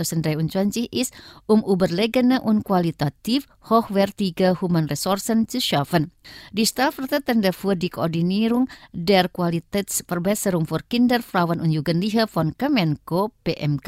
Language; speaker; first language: German; non-native, fluent; Indonesian